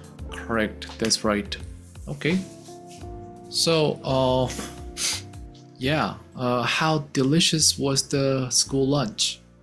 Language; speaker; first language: English; non-native, fluent; Korean